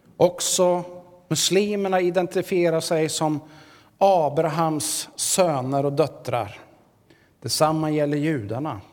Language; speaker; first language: Swedish; native; Swedish